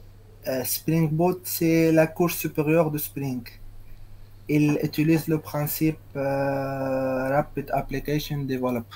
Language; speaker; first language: French; non-native, local second language; Arabic